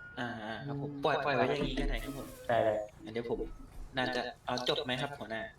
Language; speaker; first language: Thai; native; Thai